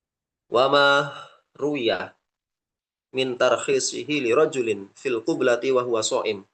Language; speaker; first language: Arabic; non-native, fluent; Indonesian